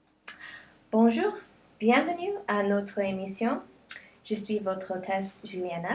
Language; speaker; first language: French; non-native, learner; English